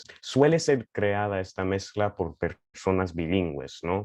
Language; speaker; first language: Spanish; early bilingual, heritage; Spanish